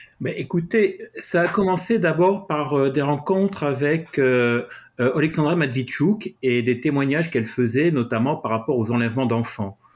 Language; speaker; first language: French; native; French